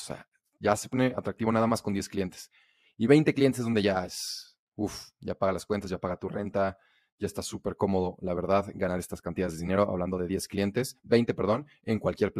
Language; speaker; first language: Spanish; native; Spanish